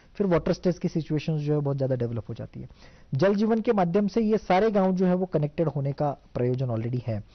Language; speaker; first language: Hindi; non-native, local second language; Marathi